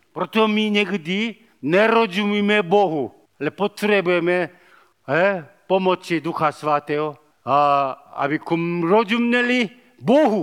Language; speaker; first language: Czech; non-native, learner; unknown